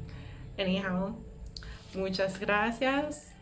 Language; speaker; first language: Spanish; non-native, learner; English